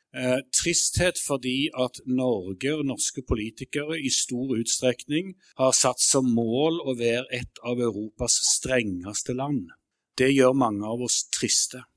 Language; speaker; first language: Norwegian; native; Norwegian